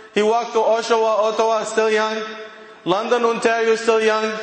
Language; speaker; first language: English; non-native, fluent; Arabic